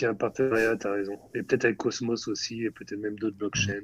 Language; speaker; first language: French; native; French